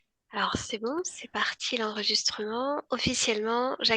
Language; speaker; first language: French; native; French